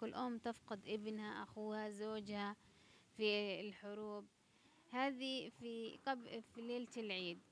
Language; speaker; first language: Arabic; native; Arabic